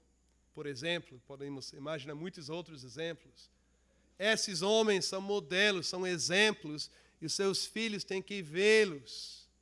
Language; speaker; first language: Portuguese; non-native, fluent; English